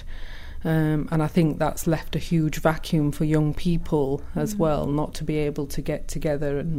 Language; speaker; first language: English; early bilingual, other home language; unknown